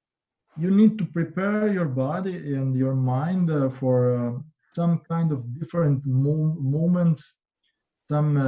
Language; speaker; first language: English; non-native, learner; Croatian